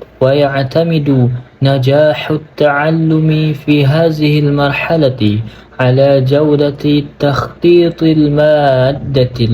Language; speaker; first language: Arabic; non-native, learner; Indonesian